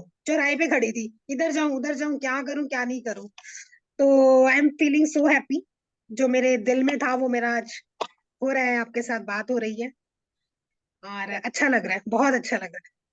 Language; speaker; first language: Hindi; native; Hindi